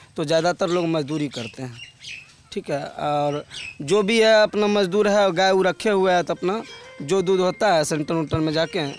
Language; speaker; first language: Hindi; native; Hindi